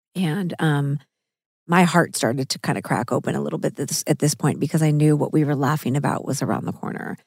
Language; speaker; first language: English; native; English